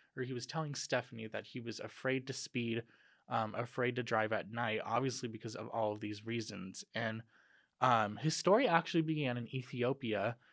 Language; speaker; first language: English; native; English